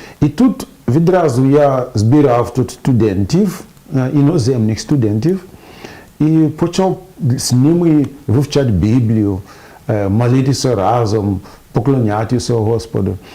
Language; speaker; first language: Ukrainian; non-native, fluent; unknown